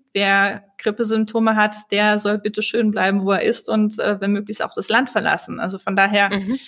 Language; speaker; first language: German; native; German